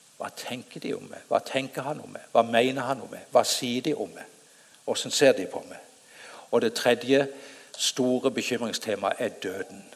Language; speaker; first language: Norwegian; native; Norwegian